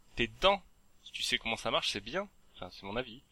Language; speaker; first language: French; native; French